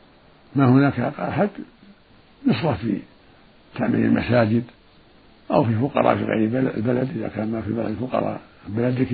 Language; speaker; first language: Arabic; native; Arabic